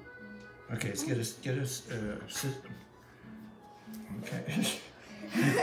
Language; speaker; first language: English; native; English